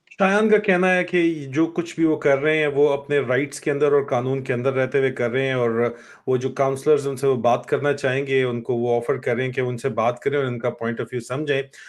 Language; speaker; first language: Urdu; native; Urdu